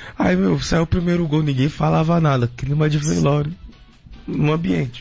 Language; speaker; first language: Portuguese; native; Portuguese